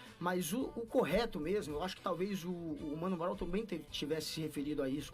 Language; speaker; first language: Portuguese; native; Portuguese